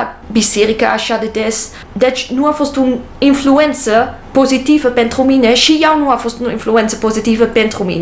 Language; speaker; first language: Romanian; non-native, learner; English